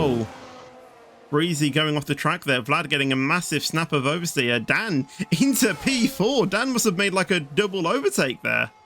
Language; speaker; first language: English; native; English